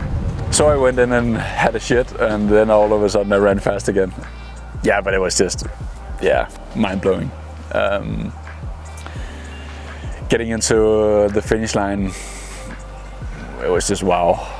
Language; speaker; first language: English; non-native, fluent; Danish